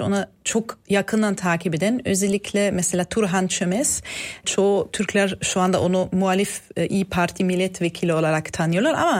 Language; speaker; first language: Turkish; non-native, fluent; German